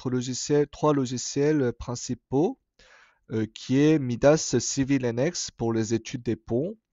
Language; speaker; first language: French; non-native, fluent; Korean